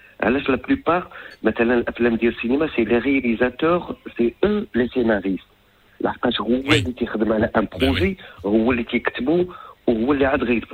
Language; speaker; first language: French; non-native, local second language; Arabic